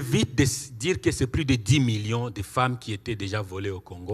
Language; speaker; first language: French; non-native, local second language; Swahili